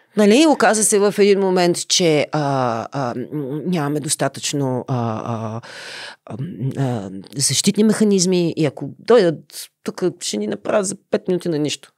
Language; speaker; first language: Bulgarian; native; Bulgarian